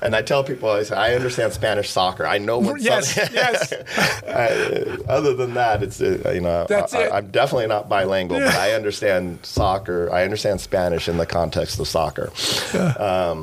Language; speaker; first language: English; native; English